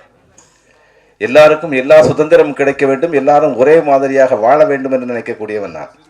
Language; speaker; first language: Tamil; native; Tamil